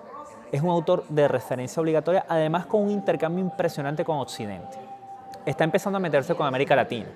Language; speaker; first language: Spanish; native; Spanish